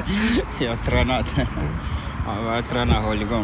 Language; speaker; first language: Swedish; non-native, fluent; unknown